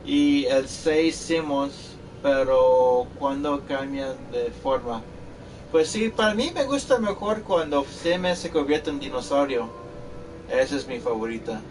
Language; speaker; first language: Spanish; early bilingual, heritage; Spanish